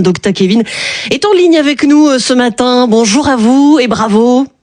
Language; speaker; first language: French; native; French